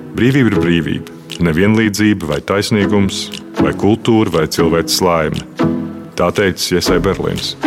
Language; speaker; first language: Latvian; native; Latvian